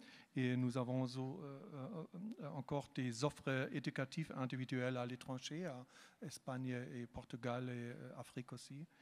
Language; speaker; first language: French; non-native, learner; German